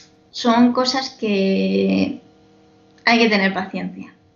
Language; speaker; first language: Spanish; non-native, fluent; Chinese